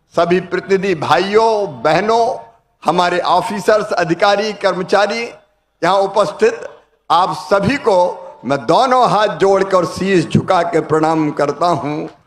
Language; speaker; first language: Hindi; native; Hindi